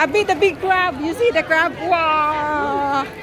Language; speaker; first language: English; non-native, local second language; Filipino